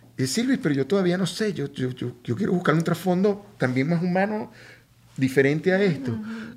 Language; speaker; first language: Spanish; native; Spanish